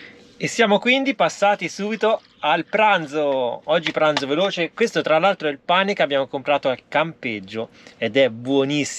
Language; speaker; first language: Italian; native; Italian